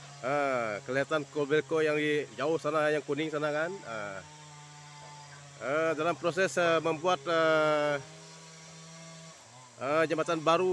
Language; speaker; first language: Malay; non-native, local second language; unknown